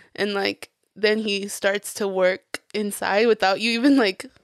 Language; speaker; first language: English; early bilingual, other home language; Spanish